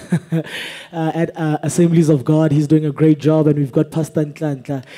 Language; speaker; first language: English; non-native, local second language; Zulu